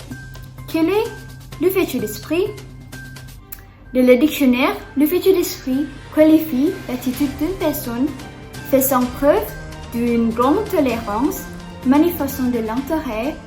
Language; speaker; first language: French; non-native, learner; Indonesian